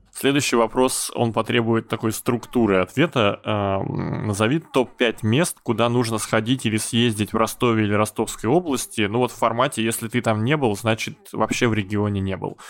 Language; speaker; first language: Russian; native; Russian